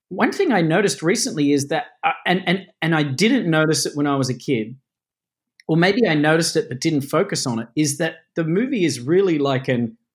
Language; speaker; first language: English; native; English